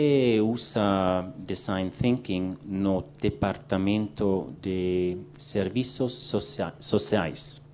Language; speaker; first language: Portuguese; non-native, learner; English